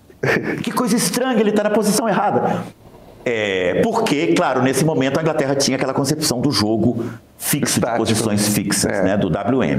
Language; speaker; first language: Portuguese; native; Portuguese